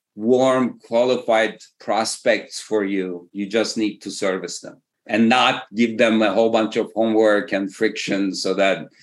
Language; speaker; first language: English; non-native, fluent; Turkish